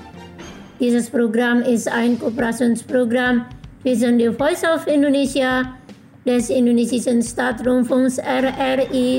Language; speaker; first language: German; non-native, fluent; Indonesian